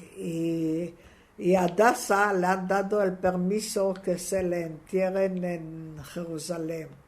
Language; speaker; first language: Spanish; non-native, fluent; Hebrew